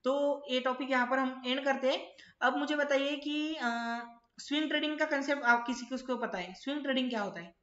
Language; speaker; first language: Hindi; non-native, local second language; Marathi